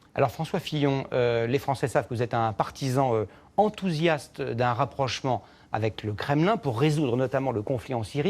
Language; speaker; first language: French; native; French